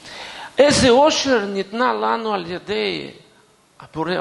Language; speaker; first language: Hebrew; non-native, fluent; Russian